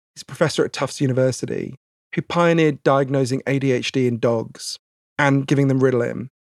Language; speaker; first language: English; native; English